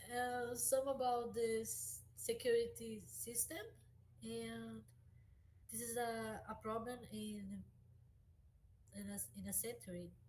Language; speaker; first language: English; non-native, learner; Portuguese